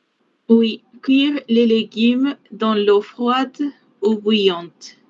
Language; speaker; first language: French; non-native, fluent; Spanish